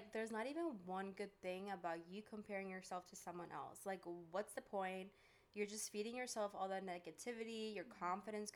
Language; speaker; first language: English; early bilingual, other home language; Greek